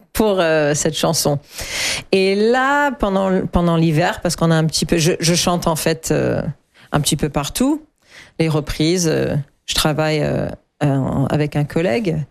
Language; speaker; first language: French; non-native, fluent; German